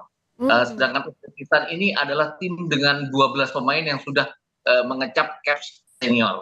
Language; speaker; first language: Indonesian; native; Indonesian